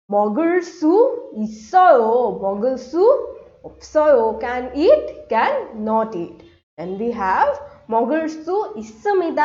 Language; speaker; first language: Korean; non-native, fluent; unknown